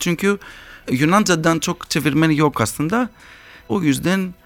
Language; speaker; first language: Turkish; non-native, learner; Greek